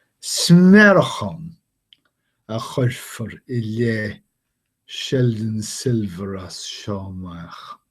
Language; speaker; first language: Irish; non-native, fluent; English